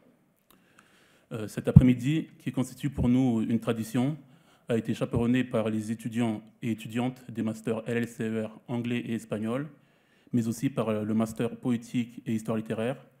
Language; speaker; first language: French; native; French